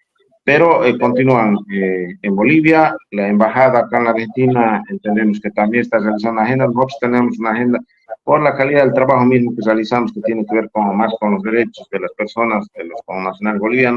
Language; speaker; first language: Spanish; native; Spanish